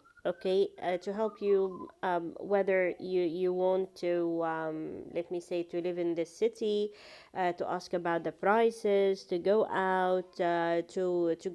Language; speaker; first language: English; non-native, fluent; Arabic